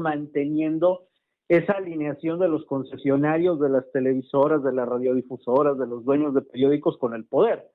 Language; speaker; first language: Spanish; native; Spanish